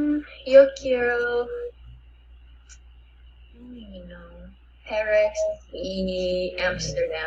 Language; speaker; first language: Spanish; non-native, learner; English